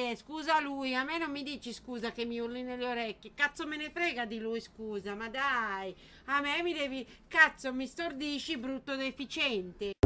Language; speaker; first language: Italian; native; Italian